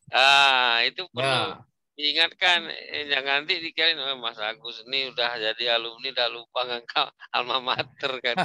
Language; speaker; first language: Indonesian; native; Indonesian